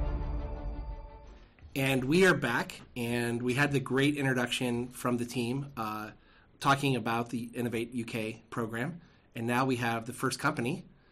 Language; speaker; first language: English; native; English